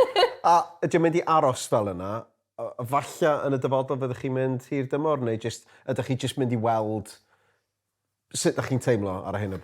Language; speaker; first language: Welsh; native; Welsh